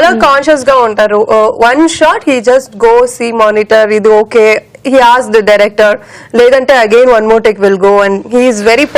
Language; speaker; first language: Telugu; non-native, learner; Kannada